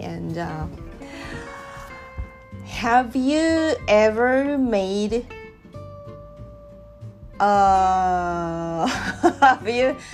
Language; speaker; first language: English; non-native, learner; Japanese